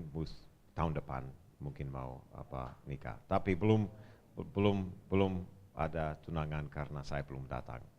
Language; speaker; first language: Indonesian; non-native, fluent; English